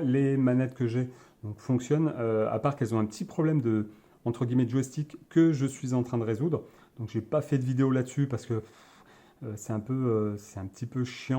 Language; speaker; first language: French; native; French